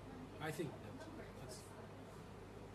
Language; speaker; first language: English; non-native, learner; Arabic